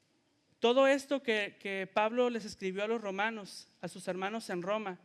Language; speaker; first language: Spanish; native; Spanish